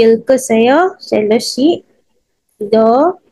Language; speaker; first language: Korean; non-native, fluent; Filipino